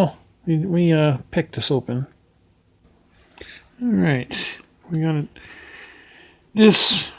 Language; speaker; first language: English; native; English